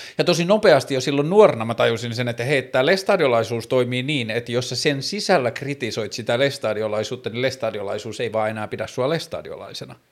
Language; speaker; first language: Finnish; native; Finnish